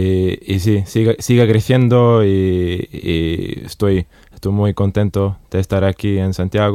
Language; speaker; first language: Spanish; non-native, fluent; Estonian